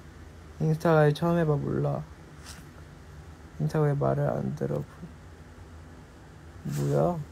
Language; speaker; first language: Korean; non-native, fluent; Chinese